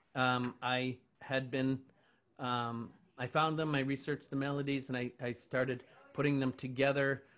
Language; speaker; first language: English; native; English